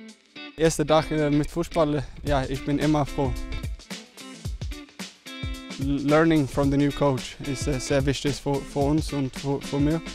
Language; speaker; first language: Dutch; non-native, learner; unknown